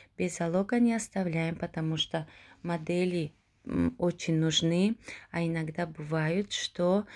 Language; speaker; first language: Russian; non-native, local second language; Tajik